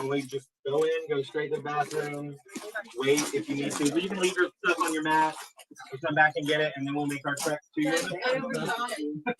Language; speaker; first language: English; native; English